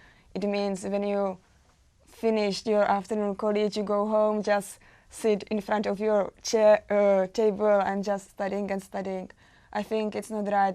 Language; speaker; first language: English; non-native, learner; Czech